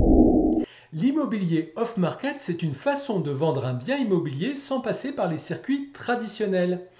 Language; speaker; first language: French; native; French